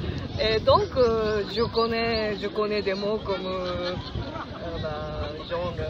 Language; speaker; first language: French; non-native, fluent; Japanese